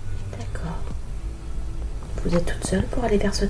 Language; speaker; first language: French; native; French